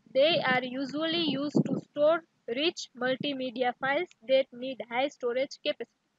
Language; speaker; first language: English; non-native, local second language; Gujarati